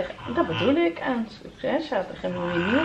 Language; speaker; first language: Dutch; native; Dutch